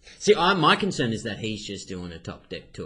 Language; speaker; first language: English; native; English